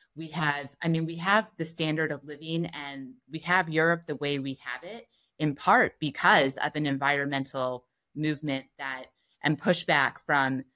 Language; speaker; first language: English; native; English